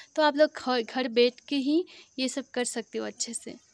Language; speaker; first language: Hindi; non-native, local second language; Assamese